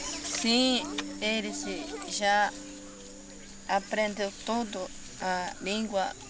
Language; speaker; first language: Portuguese; non-native, local second language; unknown